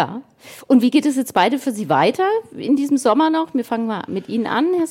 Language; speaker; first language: German; native; German